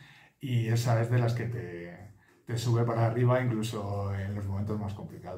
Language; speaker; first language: Spanish; native; Spanish